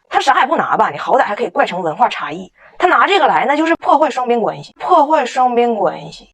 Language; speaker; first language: Chinese; native; Chinese